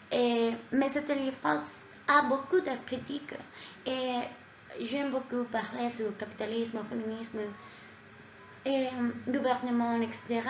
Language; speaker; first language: French; non-native, learner; Spanish